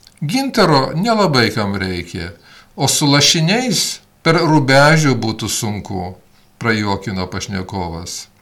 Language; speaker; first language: Lithuanian; early bilingual, heritage; Lithuanian